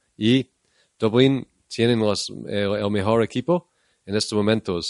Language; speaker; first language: Spanish; non-native, learner; English